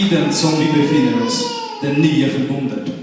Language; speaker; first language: Swedish; non-native, fluent; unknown